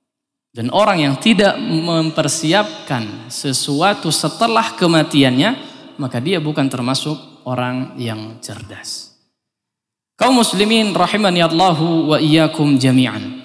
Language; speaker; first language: Indonesian; native; Indonesian